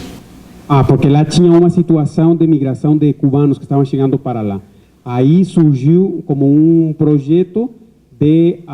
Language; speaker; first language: Portuguese; non-native, fluent; Spanish